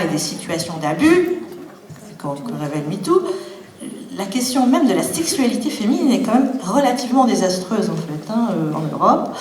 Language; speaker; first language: French; native; French